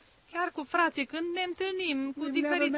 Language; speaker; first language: Romanian; native; Romanian